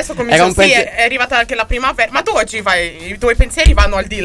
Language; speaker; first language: Italian; native; Italian